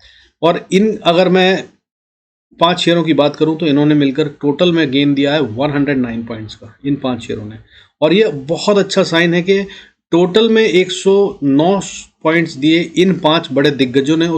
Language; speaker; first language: Hindi; native; Hindi